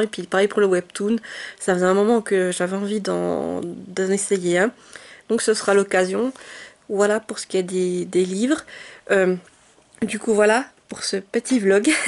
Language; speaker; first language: French; native; French